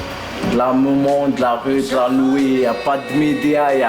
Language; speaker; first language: French; non-native, local second language; Arabic